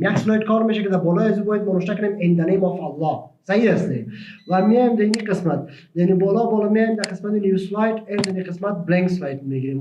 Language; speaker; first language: Persian; native; Persian